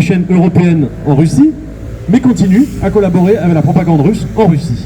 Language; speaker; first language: French; native; French